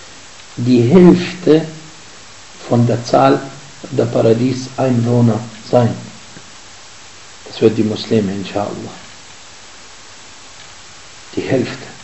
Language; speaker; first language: German; non-native, fluent; Arabic